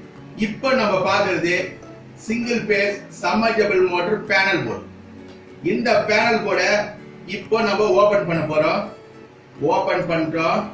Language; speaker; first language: Tamil; native; Tamil